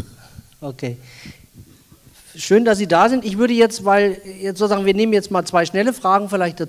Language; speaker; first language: German; native; German